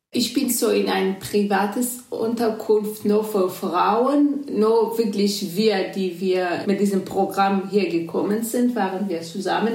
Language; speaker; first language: German; non-native, fluent; Kurdish